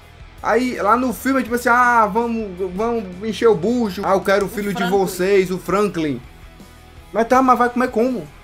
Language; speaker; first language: Portuguese; native; Portuguese